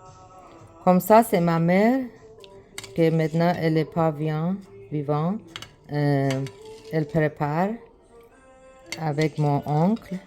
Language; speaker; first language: French; non-native, learner; Persian